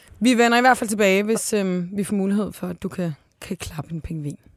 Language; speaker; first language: Danish; native; Danish